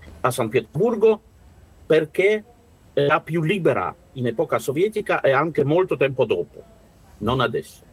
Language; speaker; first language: Italian; non-native, learner; Russian